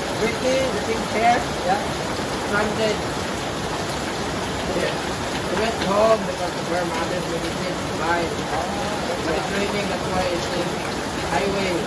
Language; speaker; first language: English; non-native, learner; Cebuano